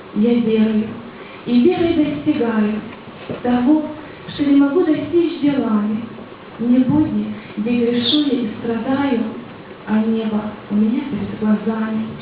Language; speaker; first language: Russian; non-native, local second language; Ukrainian